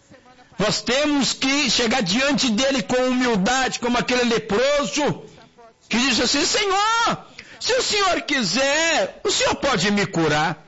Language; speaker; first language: Portuguese; native; Portuguese